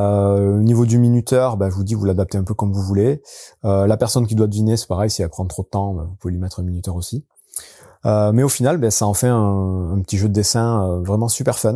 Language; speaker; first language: French; native; French